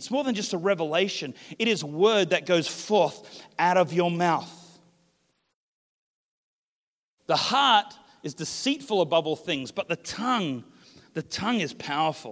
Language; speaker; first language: English; native; English